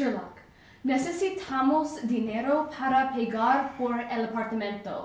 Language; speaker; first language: Spanish; non-native, learner; English